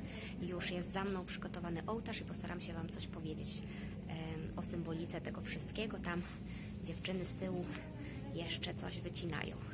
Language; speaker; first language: Polish; native; Polish